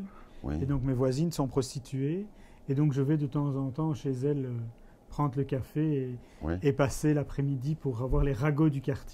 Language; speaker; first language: French; native; French